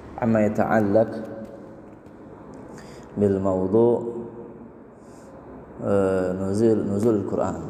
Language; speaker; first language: Arabic; non-native, fluent; Indonesian